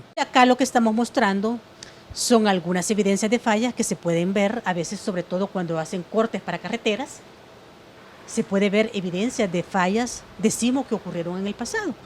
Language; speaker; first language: Spanish; native; Spanish